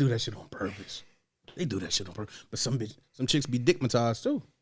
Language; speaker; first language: English; native; English